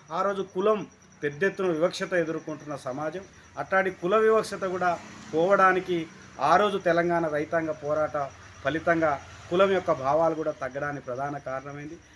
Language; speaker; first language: Telugu; native; Telugu